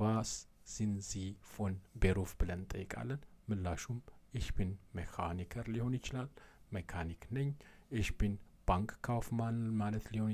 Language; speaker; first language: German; non-native, fluent; Amharic